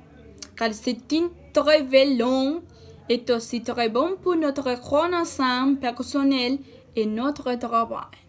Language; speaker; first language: French; non-native, learner; Spanish